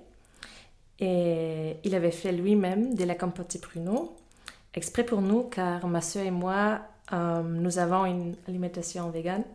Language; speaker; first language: French; non-native, fluent; German